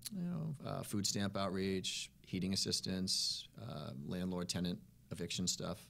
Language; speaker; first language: English; native; English